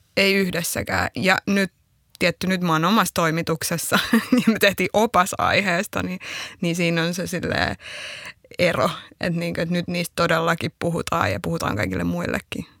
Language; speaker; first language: Finnish; early bilingual, other home language; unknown